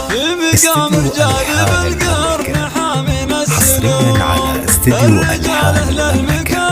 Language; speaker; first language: Arabic; native; Arabic